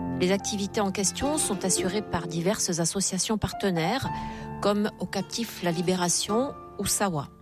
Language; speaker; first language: French; native; French